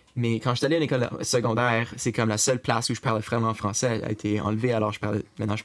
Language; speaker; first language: French; native; French